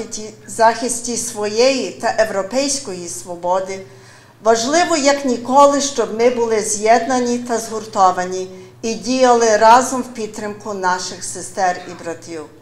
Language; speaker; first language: Ukrainian; early bilingual, heritage; Ukrainian